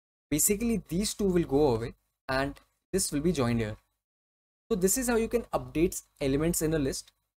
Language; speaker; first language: English; non-native, local second language; Hindi